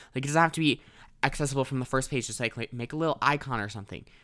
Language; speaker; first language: English; native; English